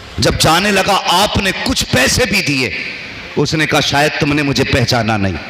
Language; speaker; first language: Urdu; native; Urdu